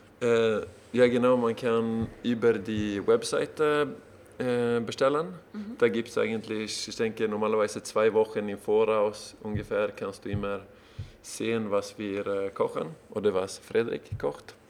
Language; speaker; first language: German; non-native, learner; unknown